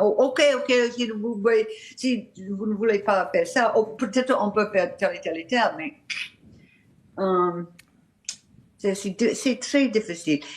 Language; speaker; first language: French; non-native, fluent; English